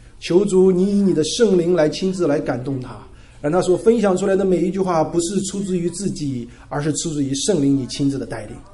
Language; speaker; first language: Chinese; native; Chinese